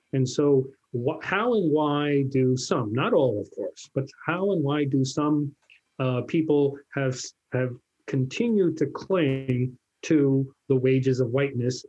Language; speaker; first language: English; native; English